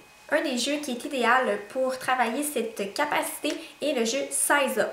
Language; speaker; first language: French; native; French